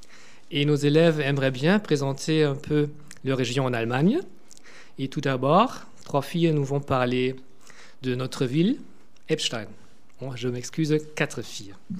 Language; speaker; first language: French; non-native, fluent; German